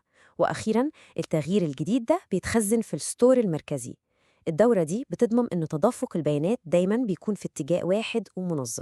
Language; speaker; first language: Arabic; native; Arabic